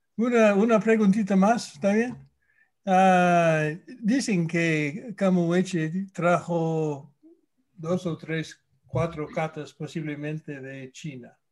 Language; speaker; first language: Spanish; non-native, fluent; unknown